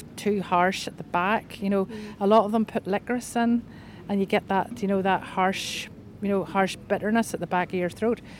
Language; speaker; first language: English; native; English